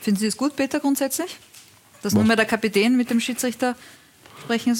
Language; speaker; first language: German; native; German